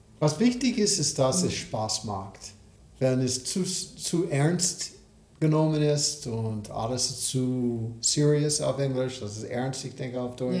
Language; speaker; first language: German; non-native, learner; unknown